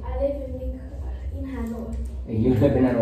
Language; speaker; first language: English; non-native, learner; Vietnamese